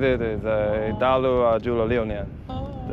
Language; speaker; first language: Chinese; non-native, fluent; English